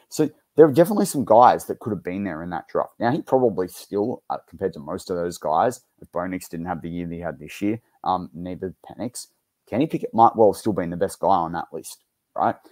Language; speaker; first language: English; native; English